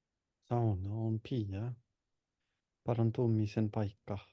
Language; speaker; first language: Finnish; non-native, learner; English